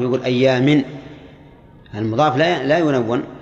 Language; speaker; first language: Arabic; native; Arabic